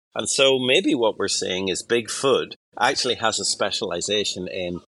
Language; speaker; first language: English; native; English